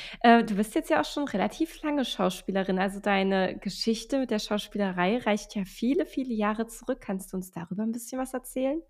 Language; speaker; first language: German; native; German